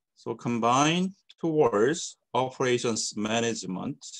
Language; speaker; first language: English; non-native, fluent; Korean